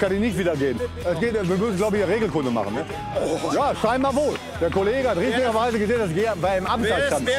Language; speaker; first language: German; native; German